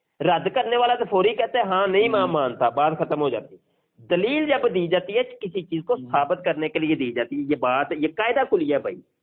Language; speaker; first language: Urdu; non-native, local second language; Punjabi